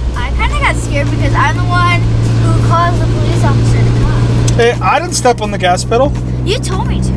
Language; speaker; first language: English; native; English